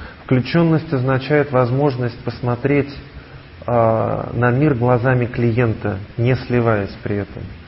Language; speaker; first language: Russian; native; Russian